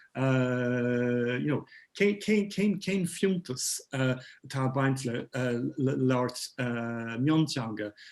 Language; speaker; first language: Irish; non-native, local second language; English